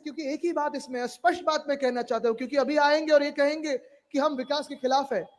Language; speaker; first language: Hindi; non-native, local second language; Marathi